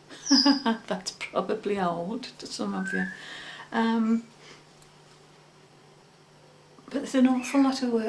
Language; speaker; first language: English; native; English